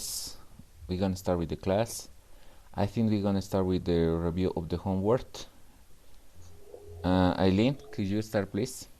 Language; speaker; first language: English; non-native, fluent; Spanish